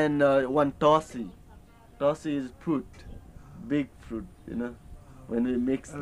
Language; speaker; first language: English; non-native, learner; Newari